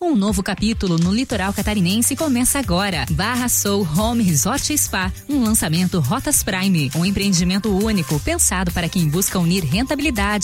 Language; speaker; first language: Portuguese; native; Portuguese